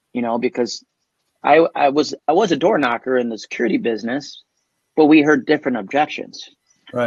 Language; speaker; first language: English; native; English